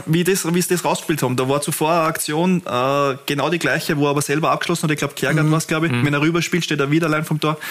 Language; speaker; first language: German; native; German